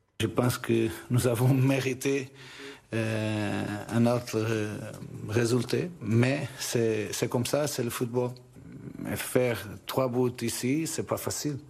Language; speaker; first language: French; non-native, learner; Portuguese